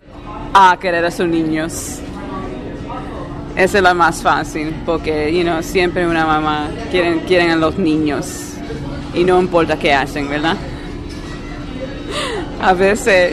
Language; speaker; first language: Spanish; early bilingual, heritage; English